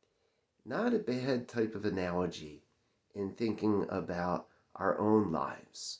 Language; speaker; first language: English; native; English